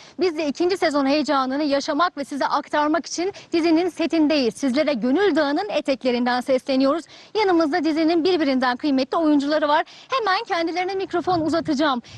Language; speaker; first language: Turkish; native; Turkish